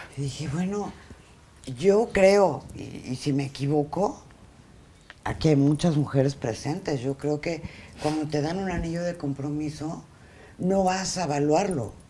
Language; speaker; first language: Spanish; native; Spanish